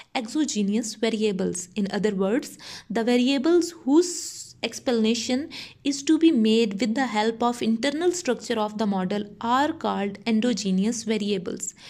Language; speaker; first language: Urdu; non-native, local second language; Punjabi